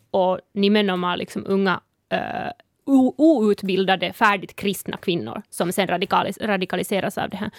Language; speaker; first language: Swedish; non-native, local second language; Northern Sami